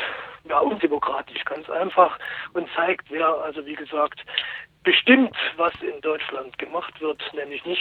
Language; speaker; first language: German; native; German